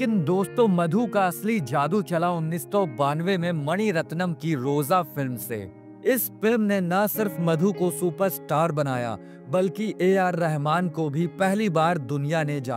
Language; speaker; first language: Hindi; native; Hindi